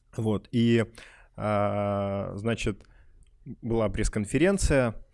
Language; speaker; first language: Russian; native; Russian